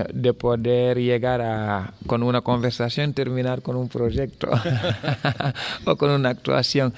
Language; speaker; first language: Spanish; non-native, fluent; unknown